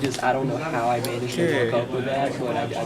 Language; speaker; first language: English; native; English